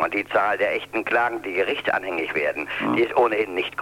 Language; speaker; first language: German; native; German